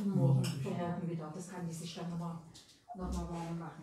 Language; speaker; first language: German; native; German